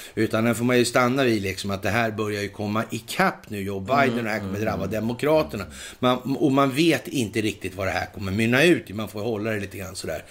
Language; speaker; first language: Swedish; native; Swedish